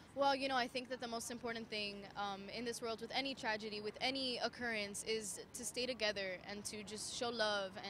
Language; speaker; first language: English; early bilingual, other home language; Spanish